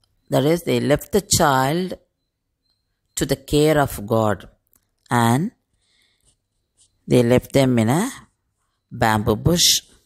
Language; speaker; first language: English; non-native, local second language; Tamil